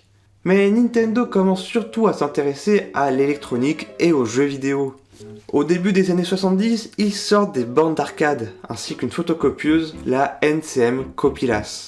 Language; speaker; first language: French; native; French